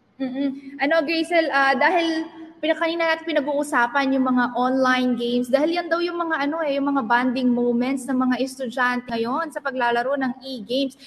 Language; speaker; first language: Filipino; non-native, local second language; Pampanga